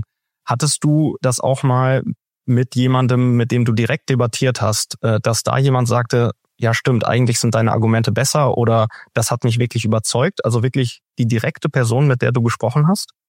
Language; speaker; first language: German; native; German